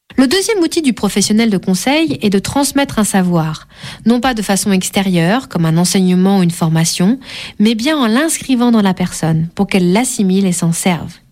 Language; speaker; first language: French; native; French